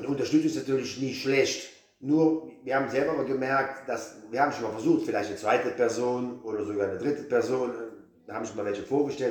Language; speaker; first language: German; native; German